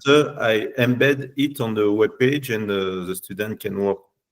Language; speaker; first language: English; non-native, learner; French